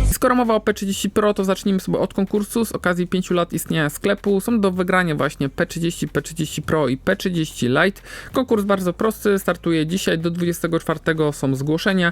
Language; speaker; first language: Polish; native; Polish